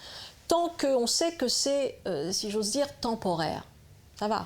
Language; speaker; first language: French; native; French